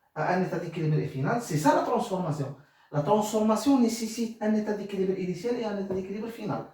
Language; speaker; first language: French; non-native, local second language; Arabic